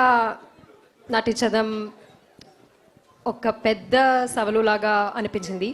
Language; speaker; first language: Telugu; non-native, learner; Malayalam